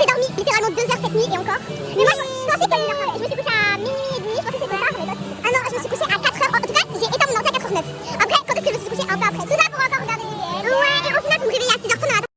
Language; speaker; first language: French; native; French